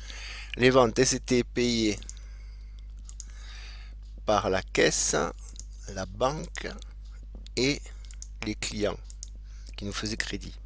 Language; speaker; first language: French; native; French